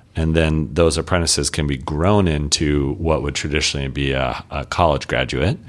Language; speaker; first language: English; native; English